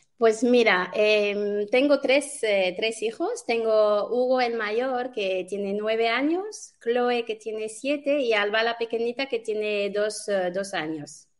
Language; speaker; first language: Spanish; non-native, fluent; French